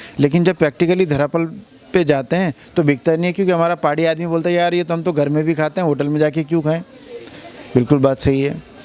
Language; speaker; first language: Hindi; native; Hindi